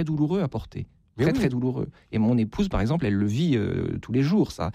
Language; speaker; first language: French; native; French